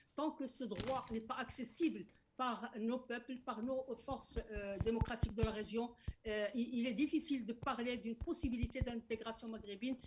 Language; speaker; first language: French; non-native, local second language; Arabic